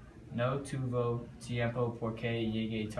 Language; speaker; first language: Spanish; non-native, learner; English